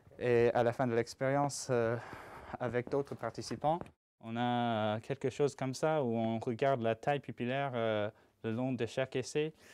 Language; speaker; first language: French; non-native, fluent; English